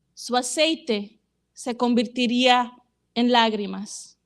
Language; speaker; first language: Spanish; early bilingual, heritage; Spanish